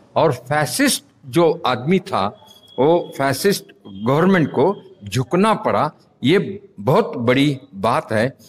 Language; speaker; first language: Hindi; non-native, local second language; Marathi